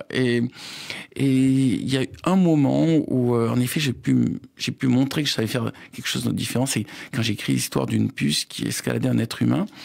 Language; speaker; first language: French; native; French